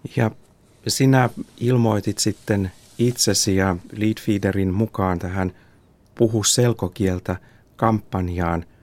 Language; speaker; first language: Finnish; native; Finnish